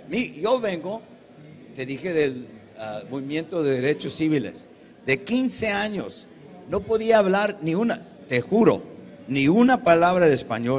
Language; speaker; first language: Spanish; early bilingual, heritage; English